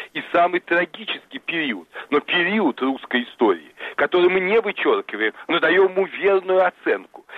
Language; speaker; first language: Russian; native; Russian